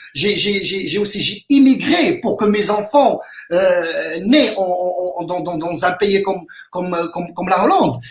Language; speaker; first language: French; non-native, local second language; Arabic